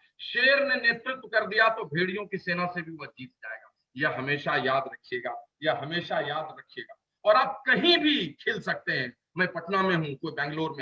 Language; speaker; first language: Hindi; native; Hindi